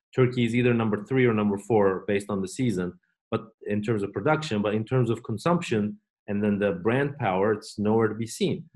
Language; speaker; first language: English; non-native, fluent; Turkish